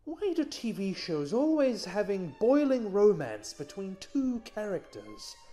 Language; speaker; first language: English; native; English